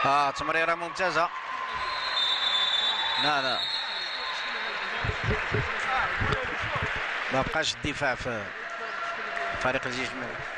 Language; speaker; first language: Arabic; native; Arabic